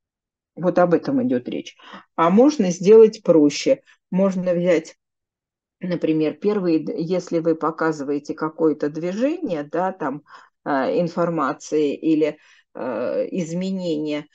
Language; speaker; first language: Russian; native; Russian